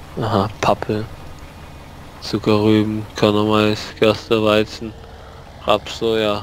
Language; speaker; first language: German; native; German